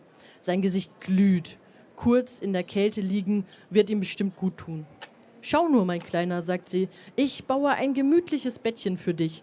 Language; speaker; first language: German; native; German